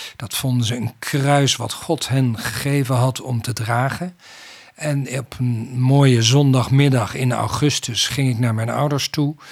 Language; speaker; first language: Dutch; native; Dutch